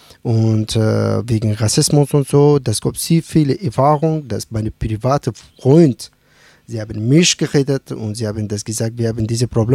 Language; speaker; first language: German; non-native, learner; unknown